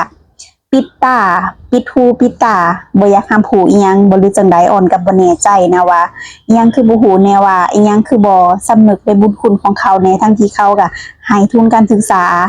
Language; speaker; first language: Thai; non-native, local second language; Northeastern Thai